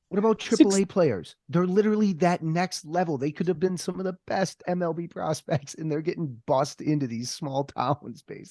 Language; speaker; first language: English; native; English